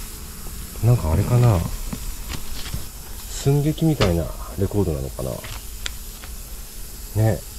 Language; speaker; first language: Japanese; native; Japanese